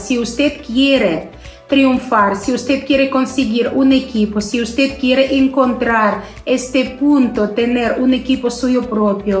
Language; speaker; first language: Spanish; non-native, fluent; Russian